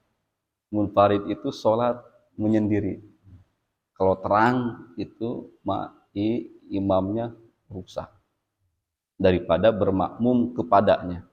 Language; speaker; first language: Indonesian; non-native, local second language; Sundanese